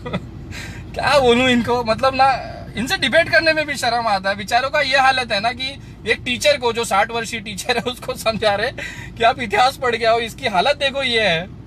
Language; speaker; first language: Hindi; native; Hindi